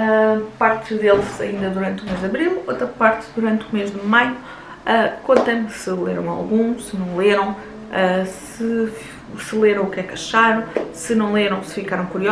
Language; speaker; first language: Portuguese; native; Portuguese